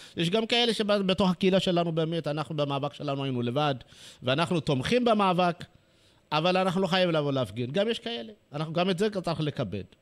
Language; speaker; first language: Hebrew; non-native, fluent; Amharic